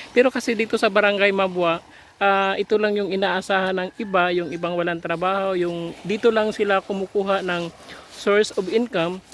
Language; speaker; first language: Filipino; non-native, local second language; Cebuano